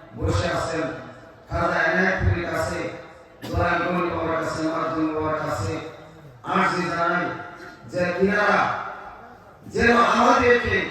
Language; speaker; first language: Bangla; native; Bangla